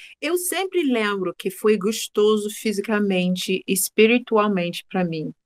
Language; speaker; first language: Portuguese; non-native, fluent; English